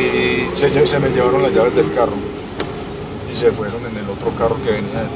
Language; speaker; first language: Spanish; native; Spanish